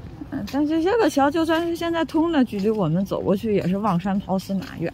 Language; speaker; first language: Chinese; native; Chinese